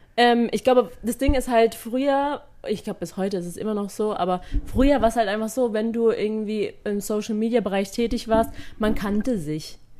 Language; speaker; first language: German; native; German